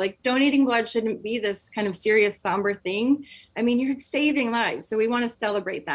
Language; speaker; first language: English; native; English